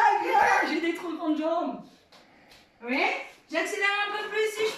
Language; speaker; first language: French; native; French